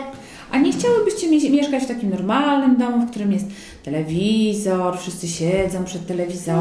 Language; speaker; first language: Polish; native; Polish